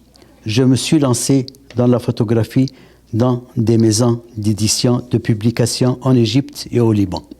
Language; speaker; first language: French; non-native, local second language; Arabic